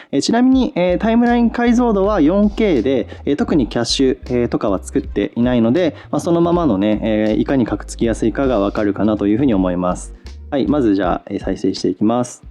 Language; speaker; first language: Japanese; native; Japanese